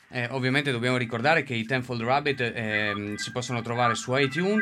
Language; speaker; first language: Italian; native; Italian